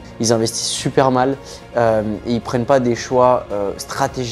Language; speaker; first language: French; native; French